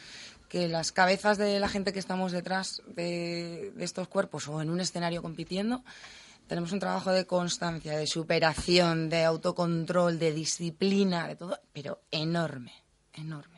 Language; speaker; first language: Spanish; native; Spanish